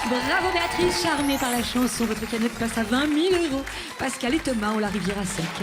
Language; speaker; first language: French; native; French